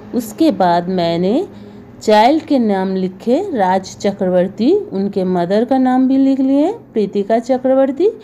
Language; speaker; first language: Hindi; non-native, local second language; Bangla